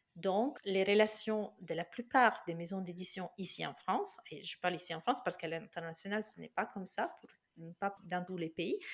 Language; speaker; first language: French; non-native, fluent; Italian